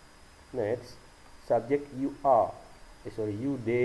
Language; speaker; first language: English; non-native, learner; Indonesian